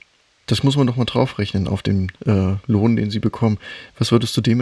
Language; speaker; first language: German; native; German